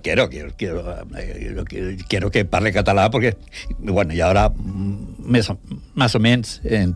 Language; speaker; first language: Catalan; non-native, learner; Portuguese